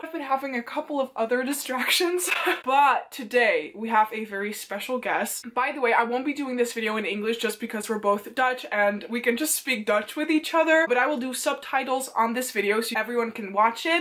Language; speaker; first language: English; non-native, fluent; Dutch